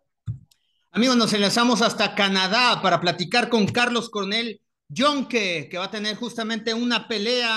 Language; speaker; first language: Spanish; native; Spanish